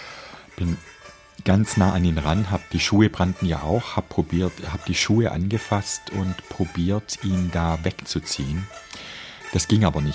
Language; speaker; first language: German; native; German